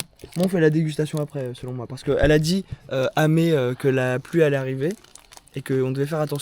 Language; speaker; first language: French; native; French